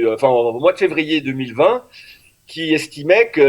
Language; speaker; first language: French; native; French